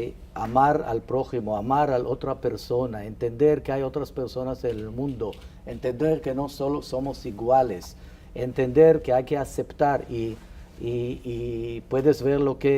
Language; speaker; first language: Spanish; non-native, fluent; Hebrew